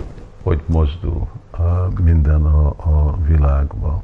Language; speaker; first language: Hungarian; early bilingual, heritage; Hungarian